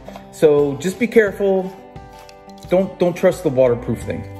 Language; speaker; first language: English; native; English